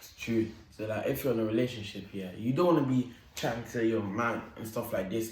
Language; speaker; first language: English; native; English